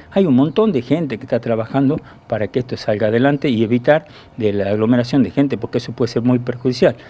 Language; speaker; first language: Spanish; native; Spanish